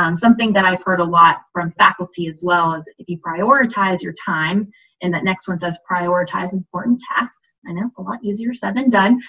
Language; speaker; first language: English; native; English